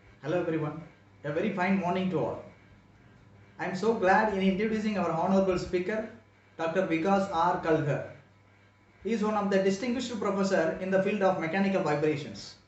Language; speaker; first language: English; non-native, local second language; Tamil